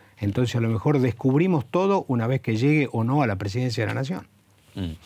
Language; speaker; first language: Spanish; native; Spanish